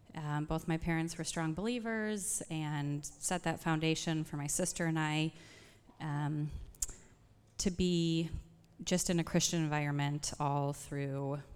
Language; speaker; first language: English; native; English